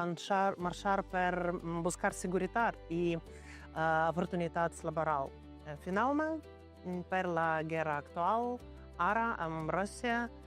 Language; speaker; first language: Catalan; non-native, learner; Ukrainian